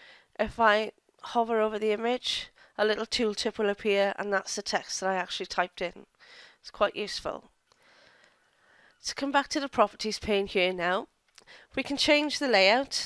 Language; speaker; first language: English; native; English